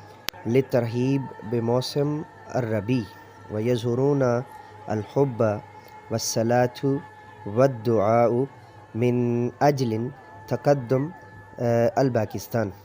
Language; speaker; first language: Arabic; non-native, learner; Urdu